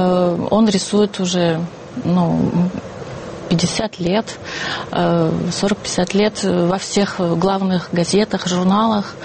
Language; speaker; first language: Russian; non-native, fluent; French